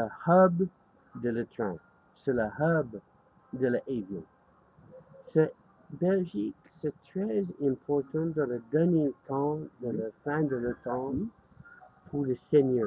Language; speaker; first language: French; non-native, learner; English